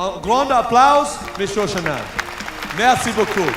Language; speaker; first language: French; non-native, learner; English